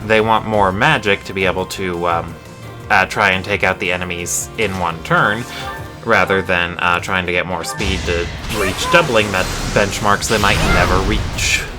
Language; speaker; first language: English; native; English